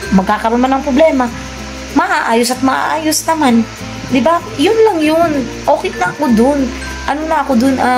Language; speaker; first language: Filipino; non-native, local second language; Cebuano